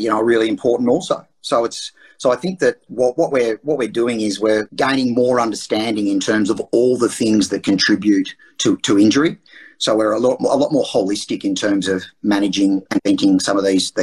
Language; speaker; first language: English; native; English